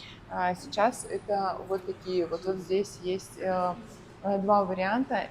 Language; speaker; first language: Russian; native; Russian